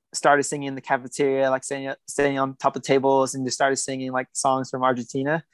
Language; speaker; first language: English; native; English